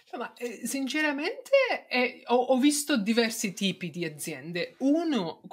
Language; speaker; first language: Italian; non-native, fluent; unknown